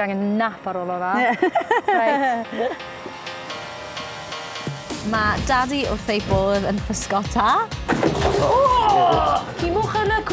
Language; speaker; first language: Welsh; native; Welsh